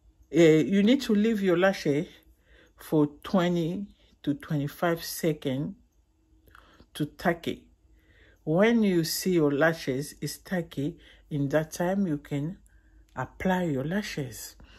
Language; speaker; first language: English; non-native, learner; Lingala